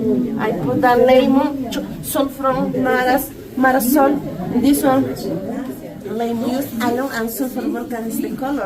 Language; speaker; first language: English; non-native, learner; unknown